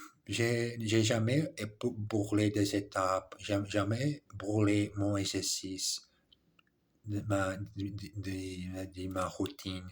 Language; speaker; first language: French; non-native, learner; English